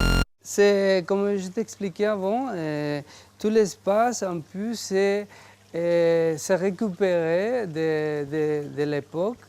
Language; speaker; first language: French; non-native, fluent; Spanish